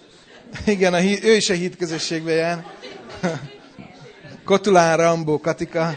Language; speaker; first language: Hungarian; native; Hungarian